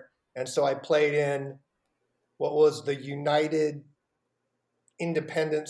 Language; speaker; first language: English; native; English